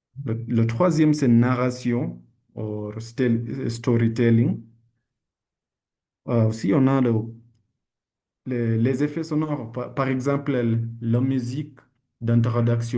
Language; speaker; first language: French; non-native, learner; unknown